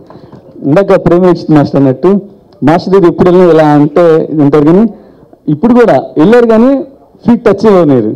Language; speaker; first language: Telugu; native; Telugu